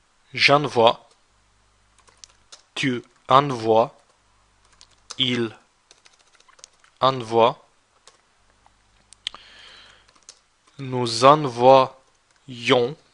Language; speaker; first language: French; non-native, fluent; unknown